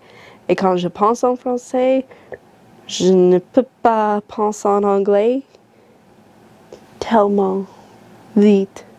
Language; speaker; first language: French; non-native, learner; English